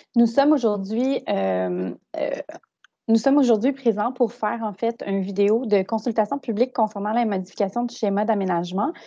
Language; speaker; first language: French; native; French